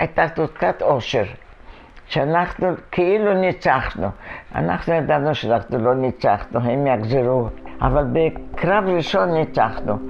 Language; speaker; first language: Hebrew; non-native, fluent; Polish